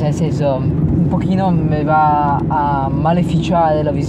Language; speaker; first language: Italian; native; Italian